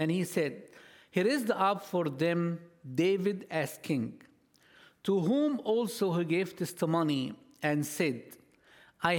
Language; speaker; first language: English; non-native, fluent; Arabic